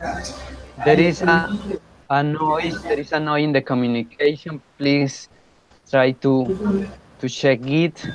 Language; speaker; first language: English; non-native, fluent; Spanish